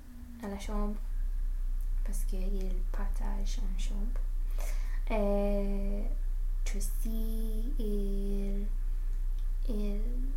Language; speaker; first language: French; non-native, learner; English